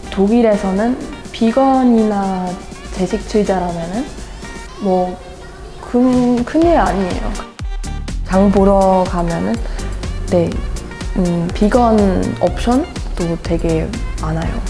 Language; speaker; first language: Korean; non-native, fluent; German